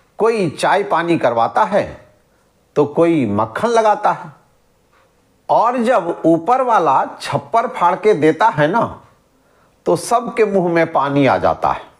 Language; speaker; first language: Hindi; native; Hindi